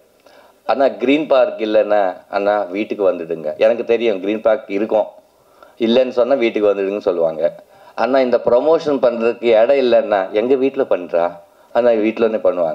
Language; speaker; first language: Tamil; non-native, learner; Telugu